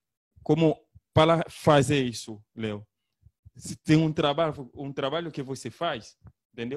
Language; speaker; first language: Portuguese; non-native, learner; Haitian Creole